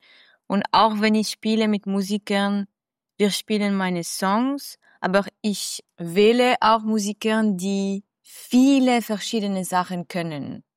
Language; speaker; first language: German; non-native, fluent; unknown